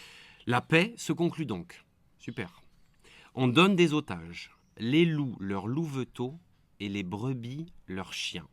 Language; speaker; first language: French; native; French